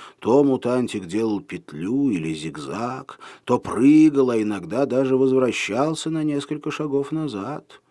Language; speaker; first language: Russian; native; Russian